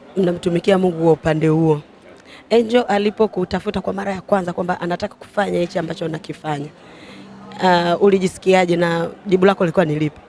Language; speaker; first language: Swahili; native; Swahili